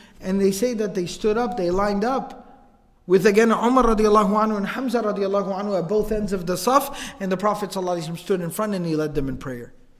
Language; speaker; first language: English; native; English